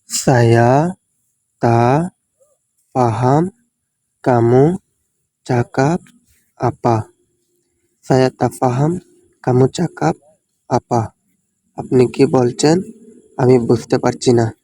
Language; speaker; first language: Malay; non-native, fluent; Bangla